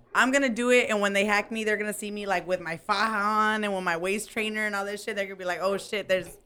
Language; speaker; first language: English; early bilingual, other home language; Spanish